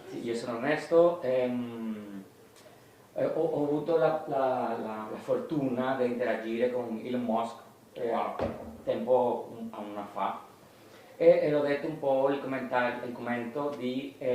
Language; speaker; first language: Italian; non-native, fluent; Spanish